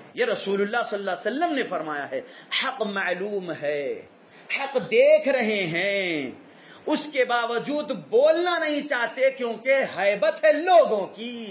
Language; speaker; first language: Urdu; native; Urdu